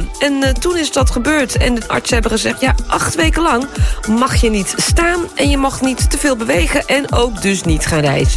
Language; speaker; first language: Dutch; native; Dutch